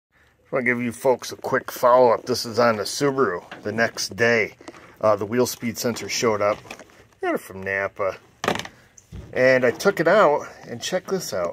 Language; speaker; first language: English; native; English